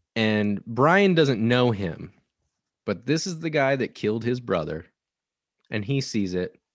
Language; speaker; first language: English; native; English